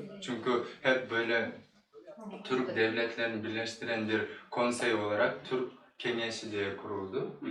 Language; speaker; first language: Turkish; non-native, learner; Kyrgyz